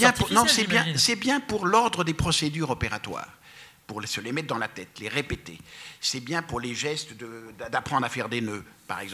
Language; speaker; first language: French; native; French